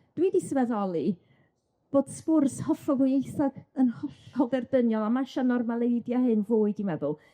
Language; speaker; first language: Welsh; native; Welsh